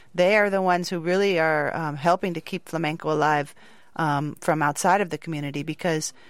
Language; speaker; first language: English; native; English